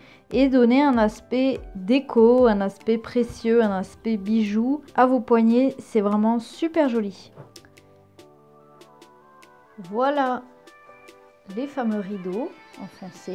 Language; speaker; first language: French; native; French